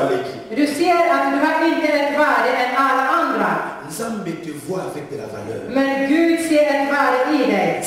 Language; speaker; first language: Swedish; non-native, fluent; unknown